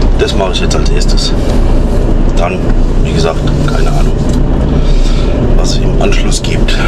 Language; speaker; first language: German; native; German